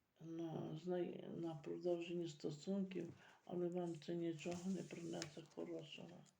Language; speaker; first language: Ukrainian; native; Ukrainian